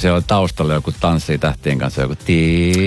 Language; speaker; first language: Finnish; native; Finnish